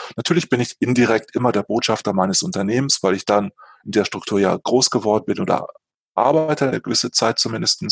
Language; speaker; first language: German; native; German